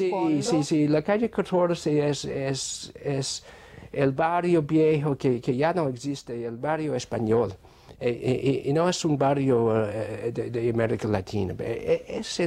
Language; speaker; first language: Spanish; non-native, fluent; English